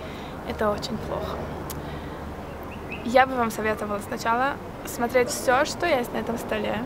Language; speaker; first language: Russian; early bilingual, heritage; Russian